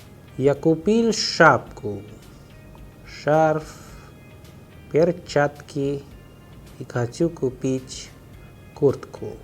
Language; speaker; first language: Russian; non-native, fluent; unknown